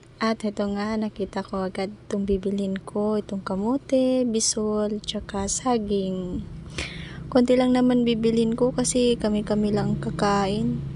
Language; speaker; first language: Filipino; non-native, local second language; Cebuano